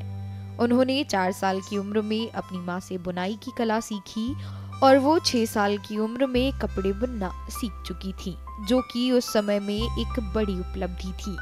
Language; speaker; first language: Hindi; native; Hindi